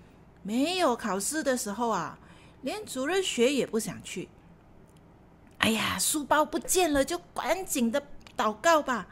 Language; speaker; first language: Chinese; native; Chinese